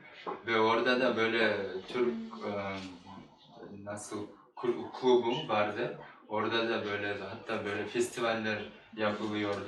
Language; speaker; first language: Turkish; non-native, learner; Kyrgyz